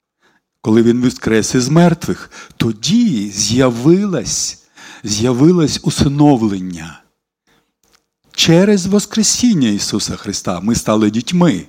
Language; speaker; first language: Ukrainian; non-native, local second language; Russian